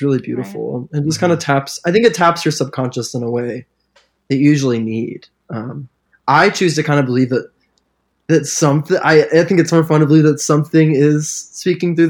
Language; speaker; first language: English; native; English